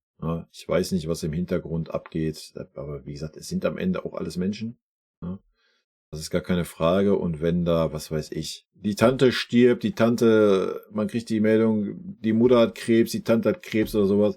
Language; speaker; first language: German; native; German